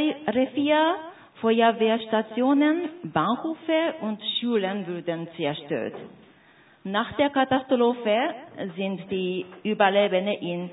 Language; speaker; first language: German; non-native, fluent; Japanese